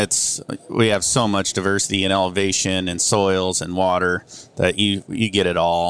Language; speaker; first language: English; native; English